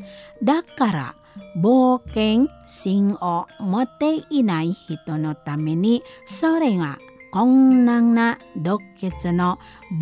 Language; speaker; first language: Japanese; non-native, learner; Indonesian